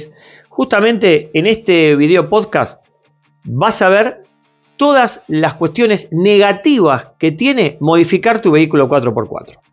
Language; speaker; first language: Spanish; native; Spanish